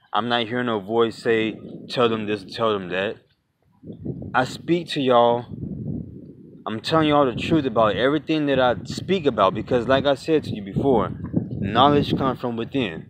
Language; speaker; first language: English; native; English